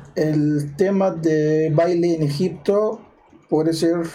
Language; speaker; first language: Spanish; non-native, fluent; Arabic